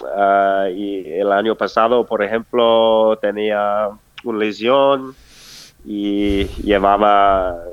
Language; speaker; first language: Spanish; non-native, fluent; English